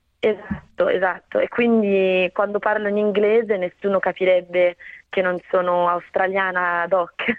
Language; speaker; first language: Italian; native; Italian